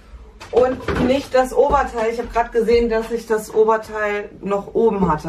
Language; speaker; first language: German; native; German